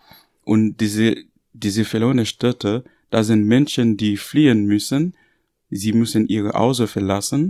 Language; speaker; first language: German; non-native, learner; Haitian Creole